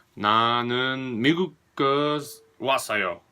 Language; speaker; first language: Korean; non-native, learner; English